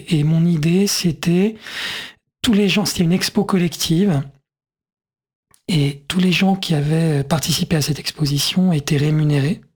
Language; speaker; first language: French; native; French